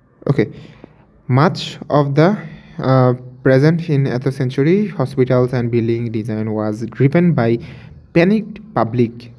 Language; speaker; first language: English; non-native, local second language; Bangla